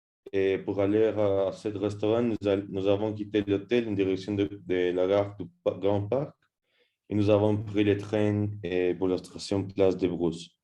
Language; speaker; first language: French; non-native, learner; Spanish